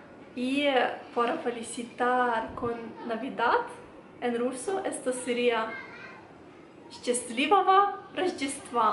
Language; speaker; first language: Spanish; non-native, fluent; Russian